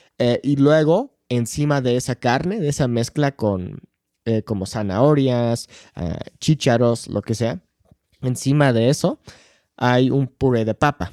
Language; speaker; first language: Spanish; non-native, fluent; English